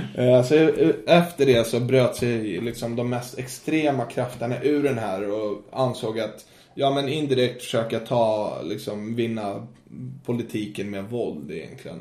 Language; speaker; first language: Swedish; native; Swedish